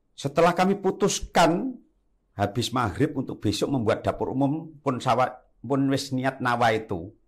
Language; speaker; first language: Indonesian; native; Indonesian